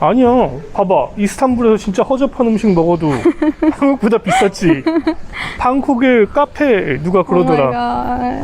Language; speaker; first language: Korean; native; Korean